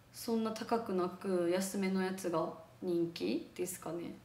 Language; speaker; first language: Japanese; native; Japanese